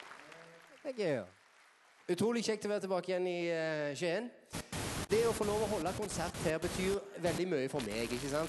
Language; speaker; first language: Norwegian; native; Norwegian